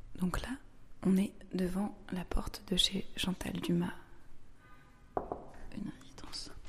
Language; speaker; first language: French; native; French